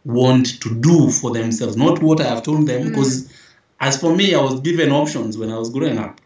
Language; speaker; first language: English; non-native, local second language; Meru